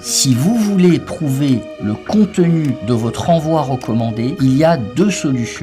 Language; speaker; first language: French; native; French